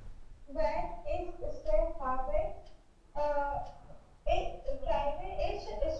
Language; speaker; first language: German; non-native, learner; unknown